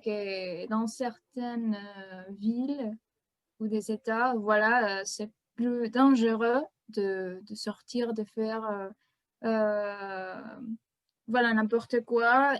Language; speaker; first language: French; non-native, fluent; Spanish